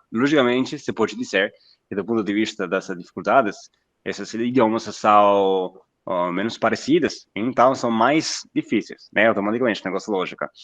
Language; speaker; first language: Portuguese; non-native, fluent; Italian